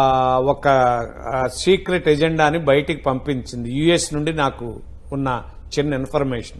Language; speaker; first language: Telugu; native; Telugu